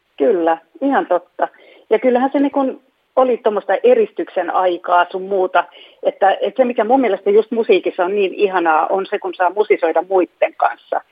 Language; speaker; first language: Finnish; non-native, local second language; Swedish